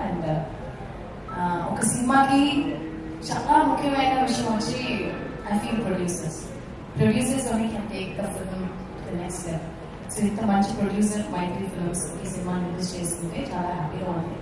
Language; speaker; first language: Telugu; non-native, fluent; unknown